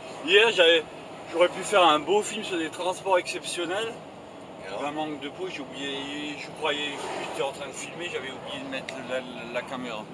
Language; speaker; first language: French; native; French